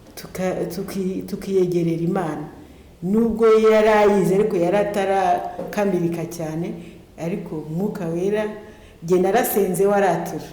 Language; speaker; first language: Kinyarwanda; native; Kinyarwanda